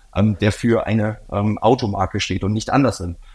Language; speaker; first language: German; native; German